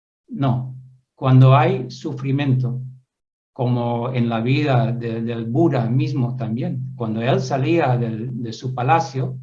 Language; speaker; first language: Spanish; non-native, fluent; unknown